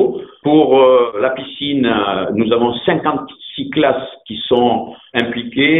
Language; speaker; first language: French; native; French